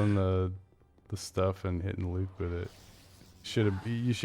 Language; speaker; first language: English; native; English